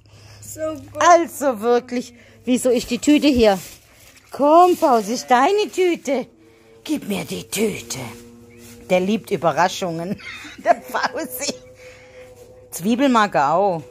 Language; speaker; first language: German; native; German